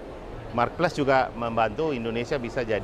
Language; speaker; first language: Indonesian; non-native, fluent; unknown